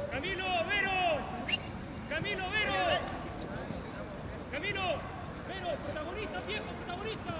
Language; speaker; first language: Spanish; native; Spanish